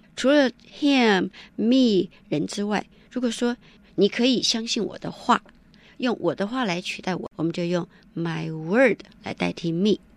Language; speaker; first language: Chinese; native; Chinese